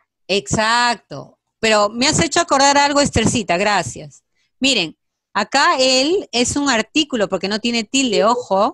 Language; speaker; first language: Spanish; native; Spanish